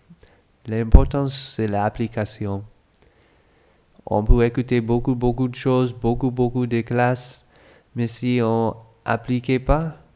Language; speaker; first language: French; non-native, fluent; English